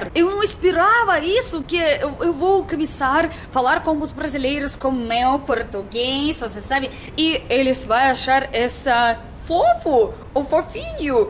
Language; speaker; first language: Portuguese; non-native, learner; Russian